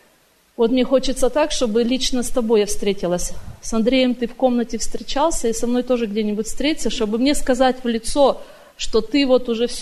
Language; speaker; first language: Russian; native; Russian